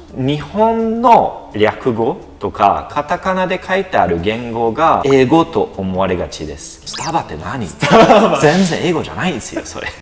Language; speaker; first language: Japanese; non-native, fluent; French